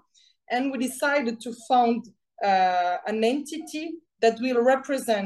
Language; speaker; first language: English; non-native, fluent; Spanish